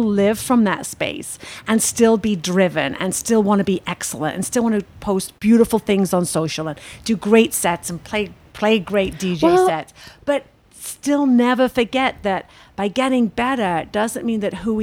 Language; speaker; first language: English; native; English